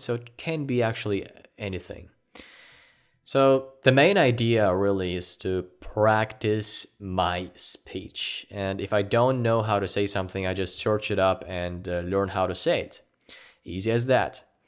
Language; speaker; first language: English; non-native, fluent; Ukrainian